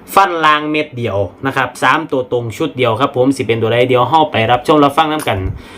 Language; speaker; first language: Thai; native; Thai